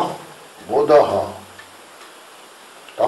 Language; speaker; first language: Russian; non-native, learner; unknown